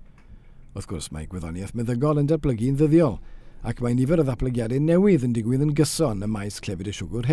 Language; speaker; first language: Welsh; native; Welsh